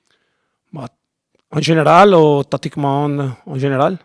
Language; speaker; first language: French; non-native, learner; Italian